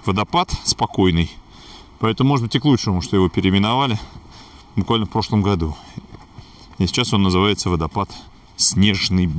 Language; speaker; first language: Russian; native; Russian